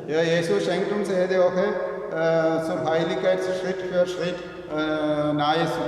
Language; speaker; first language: German; non-native, fluent; Malayalam